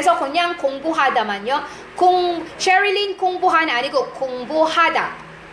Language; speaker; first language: Korean; non-native, fluent; Iloko